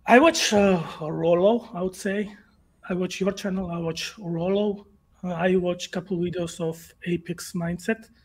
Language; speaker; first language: English; non-native, learner; Georgian